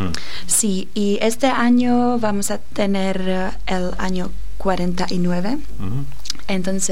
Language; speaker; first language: Spanish; non-native, fluent; Czech